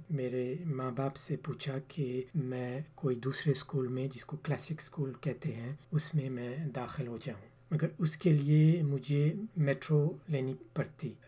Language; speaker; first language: Urdu; early bilingual, heritage; Urdu